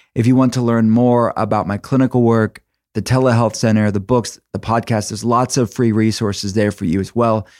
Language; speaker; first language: English; native; English